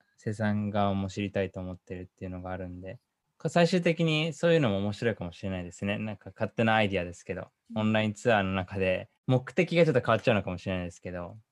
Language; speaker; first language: Japanese; native; Japanese